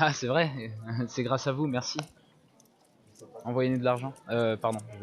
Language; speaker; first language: French; native; French